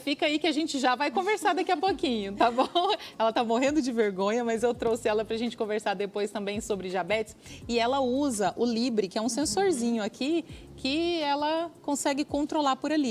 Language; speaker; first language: Portuguese; native; Portuguese